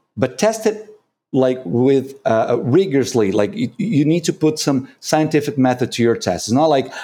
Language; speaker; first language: English; non-native, fluent; Portuguese